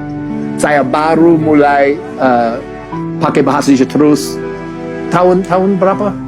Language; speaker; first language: Indonesian; early bilingual, heritage; Indonesian